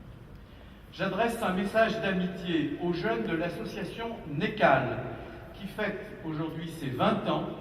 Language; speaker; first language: French; native; French